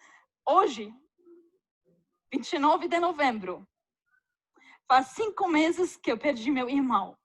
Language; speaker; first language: Portuguese; non-native, fluent; Arabic